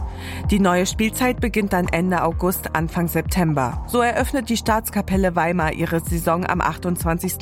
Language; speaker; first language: German; native; German